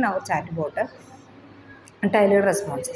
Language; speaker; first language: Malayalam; native; Malayalam